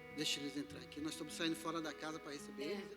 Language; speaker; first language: Portuguese; native; Portuguese